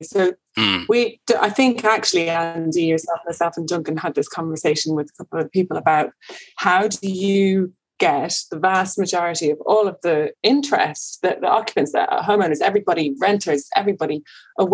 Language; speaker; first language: English; native; English